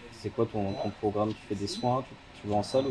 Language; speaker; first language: French; native; French